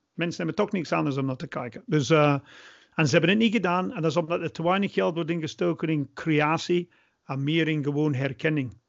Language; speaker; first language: Dutch; non-native, fluent; English